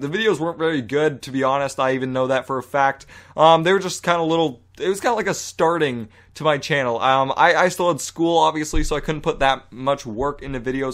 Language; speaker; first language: English; native; English